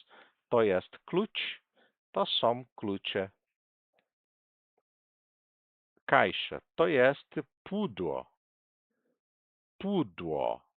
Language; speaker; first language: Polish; non-native, fluent; Portuguese